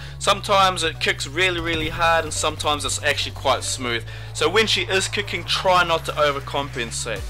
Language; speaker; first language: English; native; English